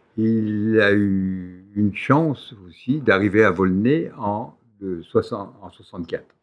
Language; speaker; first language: French; native; French